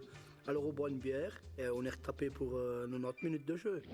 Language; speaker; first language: French; native; French